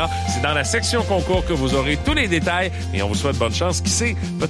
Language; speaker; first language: French; native; French